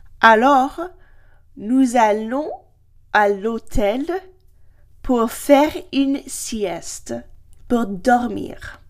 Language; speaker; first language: French; non-native, fluent; English